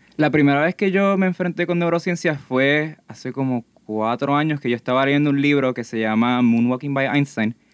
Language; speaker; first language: Spanish; native; Spanish